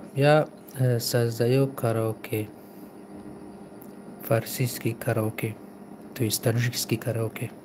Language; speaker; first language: Russian; non-native, local second language; Tajik